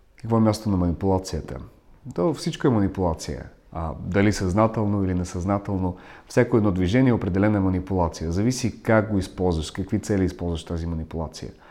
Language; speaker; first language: Bulgarian; non-native, fluent; Russian